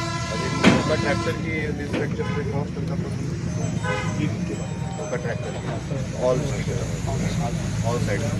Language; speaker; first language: Telugu; non-native, learner; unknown